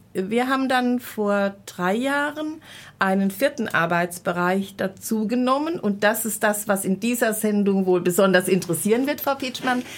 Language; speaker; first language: German; native; German